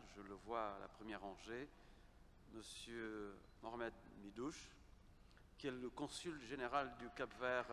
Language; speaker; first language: French; non-native, fluent; Kabuverdianu